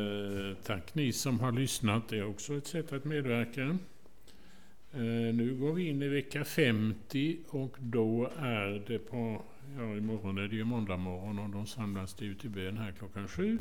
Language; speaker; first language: Swedish; native; Swedish